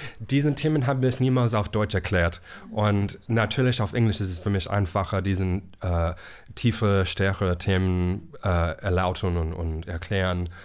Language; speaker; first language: German; non-native, learner; English